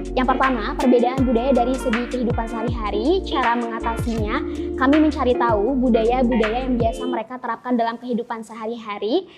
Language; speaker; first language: Indonesian; native; Indonesian